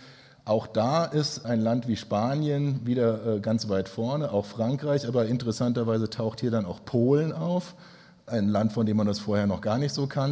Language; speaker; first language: German; native; German